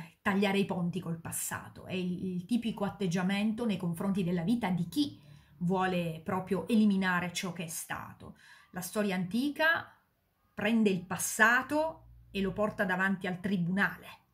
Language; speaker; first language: Italian; native; Italian